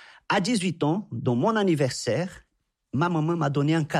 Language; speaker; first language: French; non-native, fluent; Portuguese